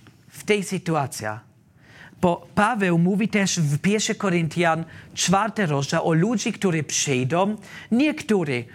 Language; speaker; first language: Polish; non-native, learner; German